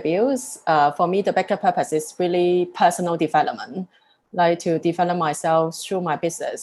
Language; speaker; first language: English; non-native, local second language; Cantonese